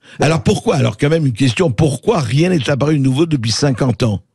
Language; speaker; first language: French; native; French